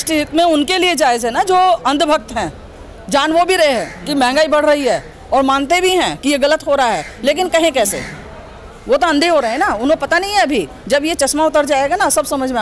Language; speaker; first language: Hindi; native; Hindi